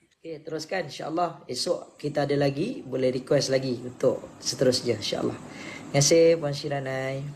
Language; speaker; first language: Malay; native; Malay